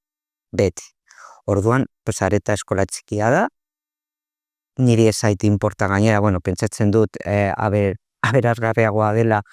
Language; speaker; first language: Basque; non-native, local second language; Spanish